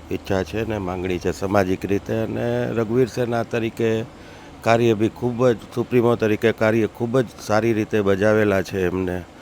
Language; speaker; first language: Gujarati; native; Gujarati